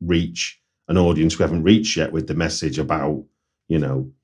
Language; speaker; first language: English; native; English